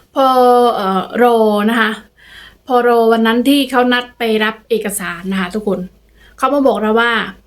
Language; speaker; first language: Thai; native; Thai